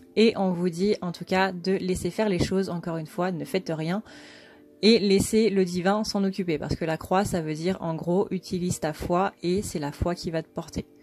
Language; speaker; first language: French; early bilingual, other home language; Vietnamese